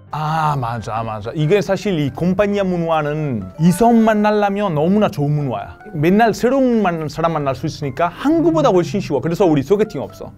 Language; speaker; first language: Korean; non-native, fluent; Italian